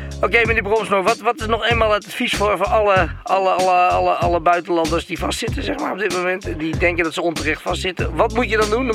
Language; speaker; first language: Dutch; native; Dutch